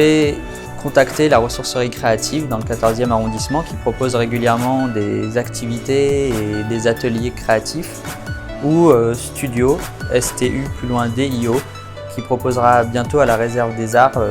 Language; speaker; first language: French; native; French